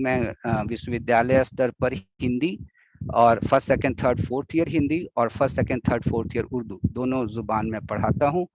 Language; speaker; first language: Hindi; native; Hindi